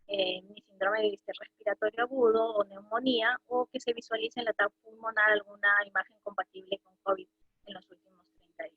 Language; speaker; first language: Spanish; native; Spanish